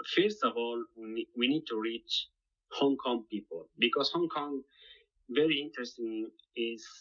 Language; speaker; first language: English; non-native, fluent; Italian